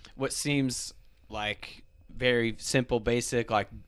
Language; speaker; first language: English; native; English